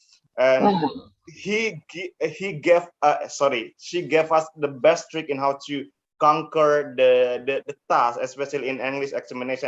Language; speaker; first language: English; non-native, learner; Indonesian